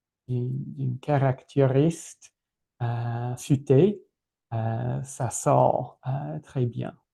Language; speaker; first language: French; non-native, fluent; English